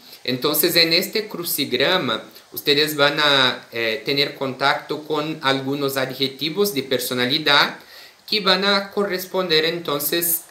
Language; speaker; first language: Spanish; non-native, fluent; Portuguese